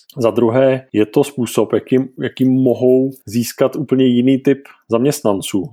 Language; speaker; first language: Czech; native; Czech